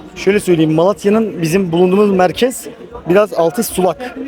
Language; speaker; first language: Turkish; native; Turkish